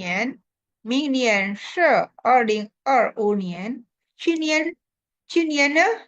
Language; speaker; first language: Chinese; non-native, fluent; Indonesian